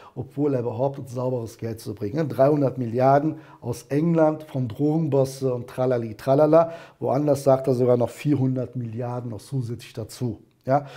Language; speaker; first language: German; early bilingual, other home language; Turkish